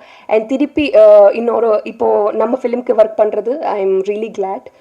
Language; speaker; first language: Tamil; non-native, learner; Telugu